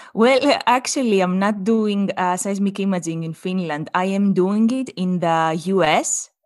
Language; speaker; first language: English; non-native, fluent; Greek